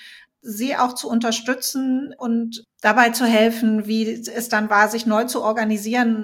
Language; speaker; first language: German; native; German